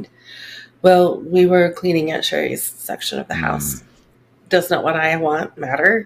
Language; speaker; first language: English; native; English